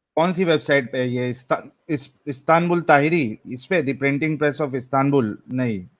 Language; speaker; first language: Hindi; native; Hindi